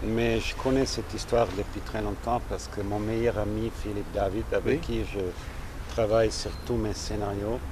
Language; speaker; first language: French; non-native, fluent; Serbian